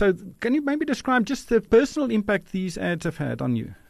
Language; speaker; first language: English; non-native, local second language; Afrikaans